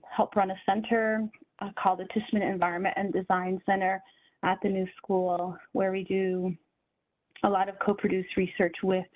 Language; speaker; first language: English; native; English